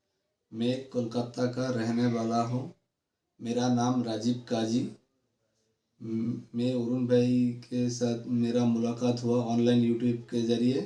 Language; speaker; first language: Hindi; non-native, local second language; Bangla